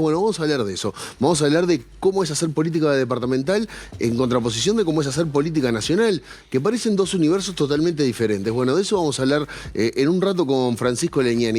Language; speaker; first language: Spanish; native; Spanish